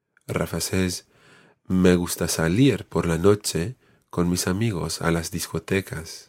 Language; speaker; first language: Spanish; non-native, fluent; English